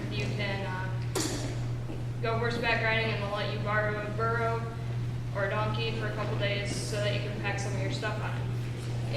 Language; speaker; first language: English; native; English